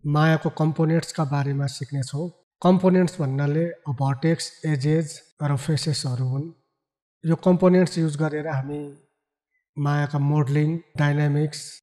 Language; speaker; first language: Nepali; native; Nepali